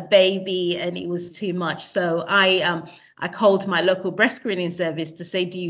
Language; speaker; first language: English; non-native, local second language; Yoruba